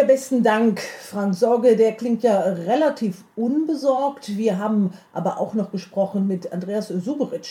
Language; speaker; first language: German; native; German